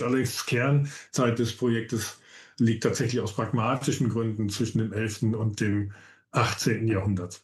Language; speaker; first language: German; native; German